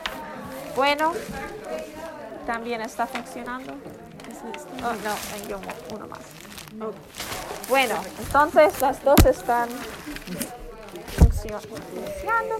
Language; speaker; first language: Spanish; non-native, learner; English